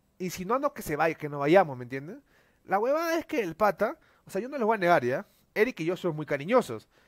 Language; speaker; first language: Spanish; native; Spanish